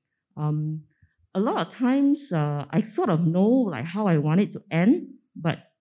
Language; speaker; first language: English; non-native, local second language; Min Nan Chinese